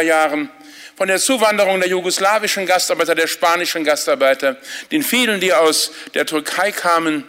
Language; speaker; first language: German; native; German